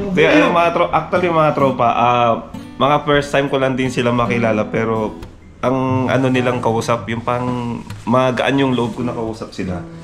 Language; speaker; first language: Filipino; non-native, local second language; Iloko